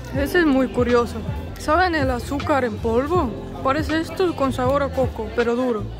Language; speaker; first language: Spanish; non-native, fluent; Estonian